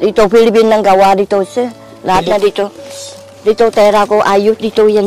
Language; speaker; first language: Filipino; non-native, learner; Vietnamese